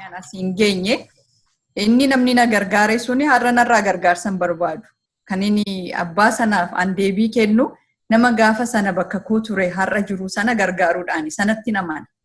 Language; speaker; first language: Oromo; early bilingual, heritage; Oromo